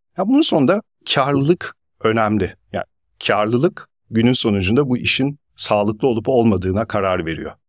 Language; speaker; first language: Turkish; early bilingual, heritage; Turkish